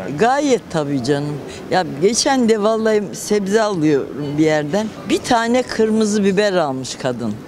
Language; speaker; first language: Turkish; native; Turkish